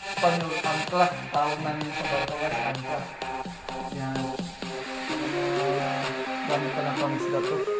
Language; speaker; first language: Filipino; non-native, local second language; Iloko